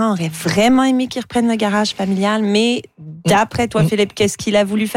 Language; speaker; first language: French; native; French